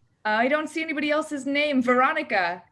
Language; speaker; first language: English; native; English